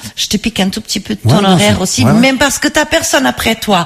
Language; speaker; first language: French; non-native, fluent; Portuguese